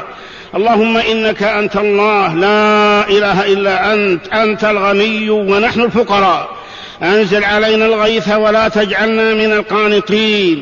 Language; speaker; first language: Arabic; native; Arabic